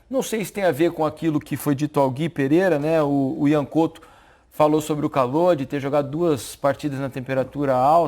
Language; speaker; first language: Portuguese; native; Portuguese